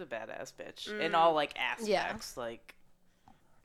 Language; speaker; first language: English; native; English